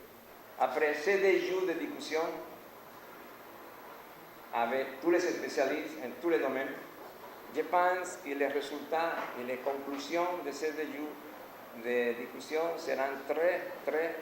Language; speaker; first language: Haitian Creole; non-native, learner; Spanish